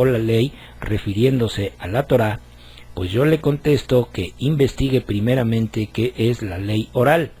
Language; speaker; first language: Spanish; native; Spanish